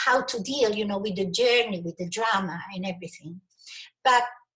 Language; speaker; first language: English; non-native, fluent; Italian